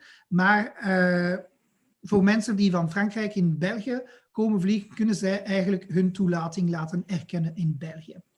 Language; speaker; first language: Dutch; non-native, local second language; French